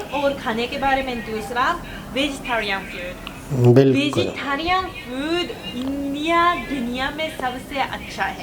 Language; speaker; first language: Hindi; non-native, fluent; Japanese